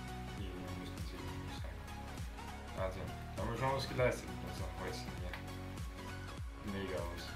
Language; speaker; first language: German; native; German